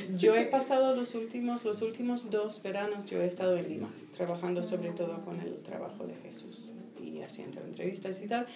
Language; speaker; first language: Spanish; non-native, fluent; English